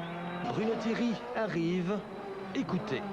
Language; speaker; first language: French; native; French